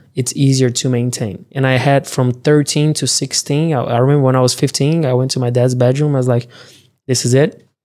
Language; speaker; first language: English; early bilingual, other home language; Portuguese